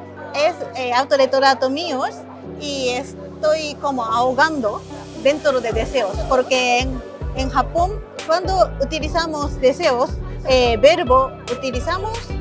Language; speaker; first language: Spanish; non-native, learner; Japanese